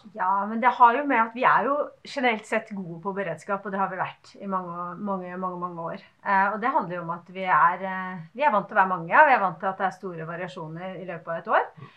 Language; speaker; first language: Norwegian; native; Norwegian